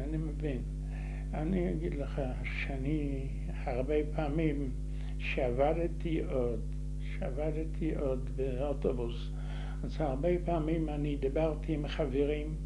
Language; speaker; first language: Hebrew; non-native, fluent; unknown